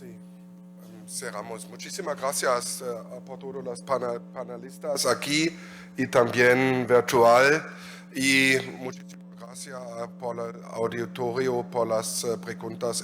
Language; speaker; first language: Spanish; non-native, learner; German